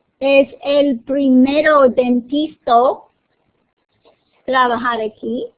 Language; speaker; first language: Spanish; non-native, fluent; English